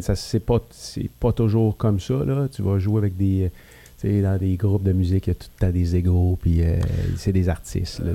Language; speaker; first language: French; native; French